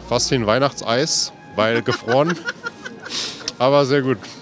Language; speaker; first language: German; native; German